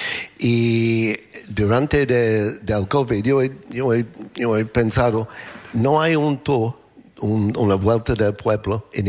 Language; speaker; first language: Spanish; non-native, learner; English